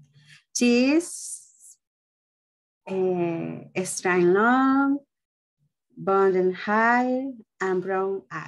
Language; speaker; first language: English; non-native, learner; Spanish